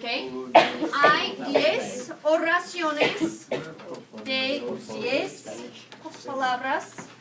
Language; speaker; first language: Spanish; non-native, fluent; English